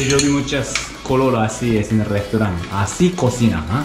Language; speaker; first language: Spanish; non-native, learner; Japanese